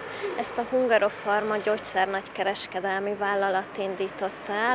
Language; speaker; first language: Hungarian; native; Hungarian